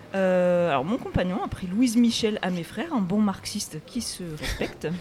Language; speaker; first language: French; native; French